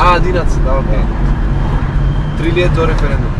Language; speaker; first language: Russian; non-native, learner; Spanish